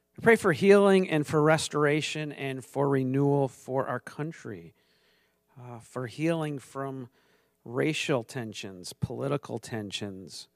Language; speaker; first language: English; native; English